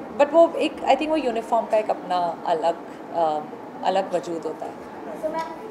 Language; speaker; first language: Hindi; native; Hindi